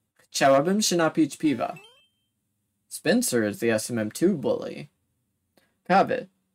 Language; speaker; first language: Polish; non-native, learner; English